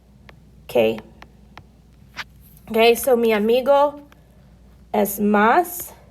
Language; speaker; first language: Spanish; non-native, fluent; English